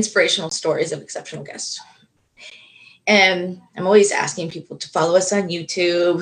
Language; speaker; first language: English; native; English